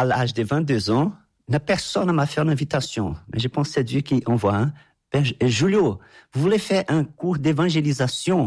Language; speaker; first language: French; non-native, fluent; Portuguese